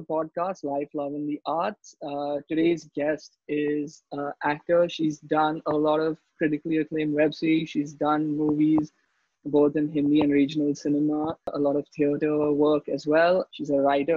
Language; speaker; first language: English; non-native, local second language; Hindi